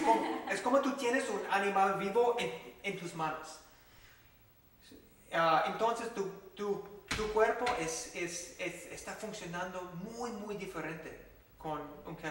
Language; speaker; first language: Spanish; non-native, fluent; English